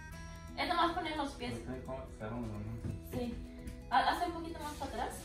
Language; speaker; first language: Spanish; early bilingual, heritage; Spanish